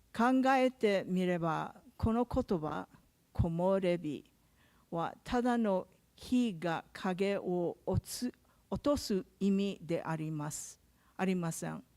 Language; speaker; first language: Japanese; non-native, learner; English